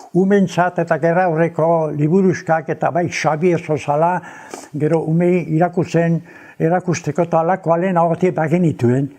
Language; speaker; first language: Basque; native; Basque